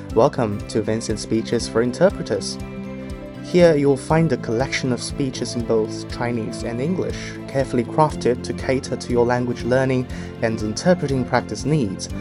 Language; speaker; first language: English; non-native, fluent; Chinese